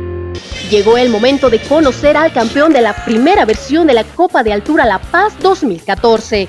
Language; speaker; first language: Spanish; native; Spanish